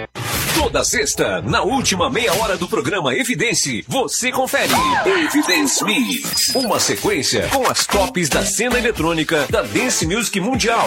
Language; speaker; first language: Portuguese; native; Portuguese